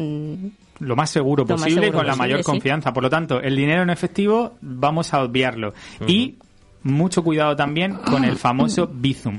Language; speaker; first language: Spanish; native; Spanish